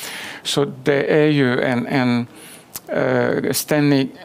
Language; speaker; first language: Swedish; non-native, fluent; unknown